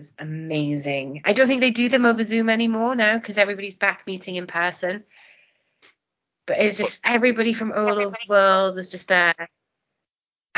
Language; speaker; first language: English; non-native, local second language; Welsh